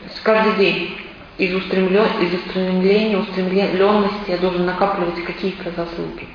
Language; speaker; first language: Russian; native; Russian